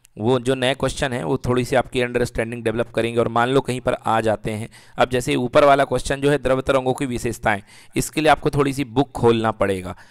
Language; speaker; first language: Hindi; native; Hindi